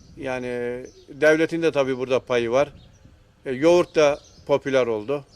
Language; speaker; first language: Turkish; native; Turkish